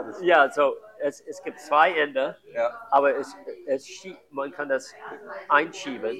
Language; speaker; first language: German; non-native, learner; English